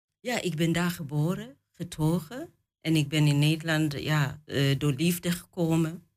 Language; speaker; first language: Dutch; non-native, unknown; Swahili